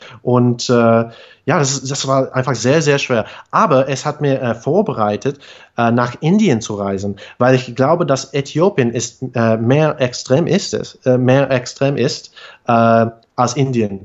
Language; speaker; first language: German; non-native, fluent; English